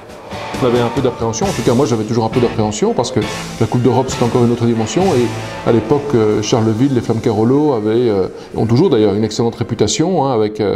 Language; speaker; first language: French; native; French